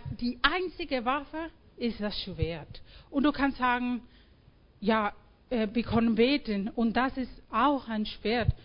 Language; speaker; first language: German; non-native, fluent; Spanish